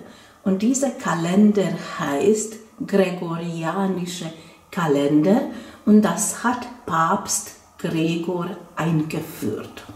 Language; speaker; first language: German; non-native, fluent; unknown